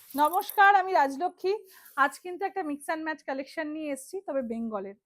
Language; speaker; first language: Hindi; non-native, local second language; Bangla